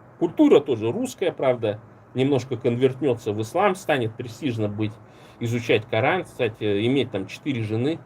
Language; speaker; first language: Russian; native; Russian